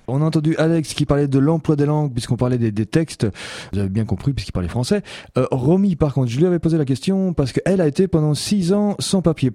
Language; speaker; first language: French; native; French